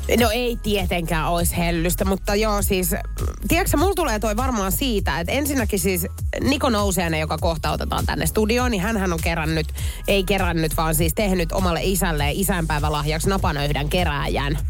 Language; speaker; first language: Finnish; native; Finnish